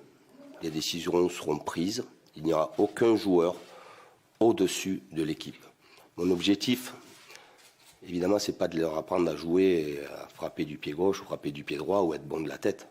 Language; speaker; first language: French; native; French